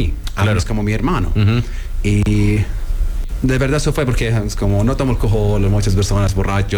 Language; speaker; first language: Spanish; non-native, learner; Arabic